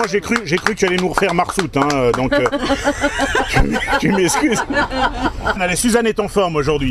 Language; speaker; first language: French; native; French